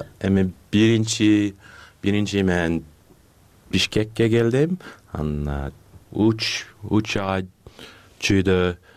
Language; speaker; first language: Kyrgyz; non-native, learner; English